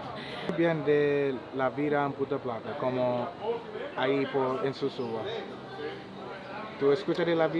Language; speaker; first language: Spanish; non-native, learner; English